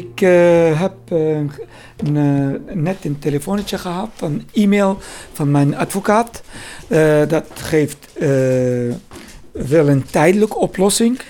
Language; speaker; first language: Dutch; non-native, learner; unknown